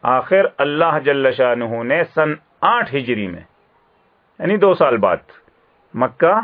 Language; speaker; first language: Urdu; native; Urdu